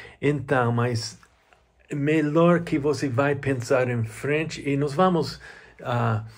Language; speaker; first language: Portuguese; non-native, learner; English